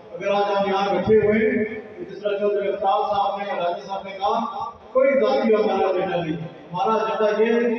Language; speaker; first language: Urdu; non-native, local second language; Pahari-Potwari